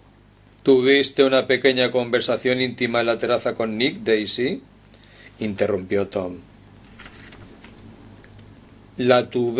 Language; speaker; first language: Spanish; native; Spanish